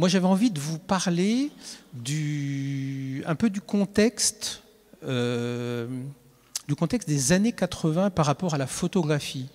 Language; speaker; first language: French; native; French